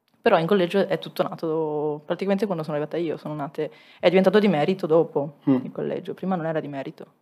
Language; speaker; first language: Italian; native; Italian